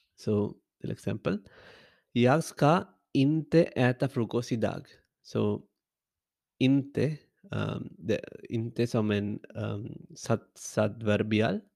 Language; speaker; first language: Swedish; non-native, learner; English